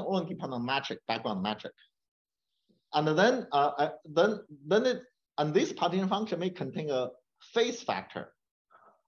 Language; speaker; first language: English; non-native, fluent; Chinese